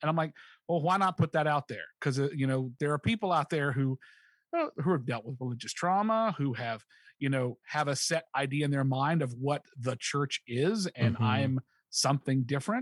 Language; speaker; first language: English; native; English